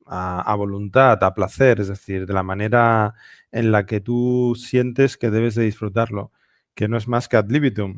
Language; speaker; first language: Spanish; native; Spanish